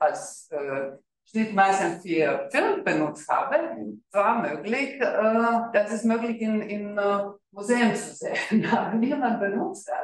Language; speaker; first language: German; non-native, fluent; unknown